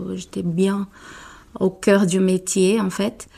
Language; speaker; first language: French; non-native, fluent; Portuguese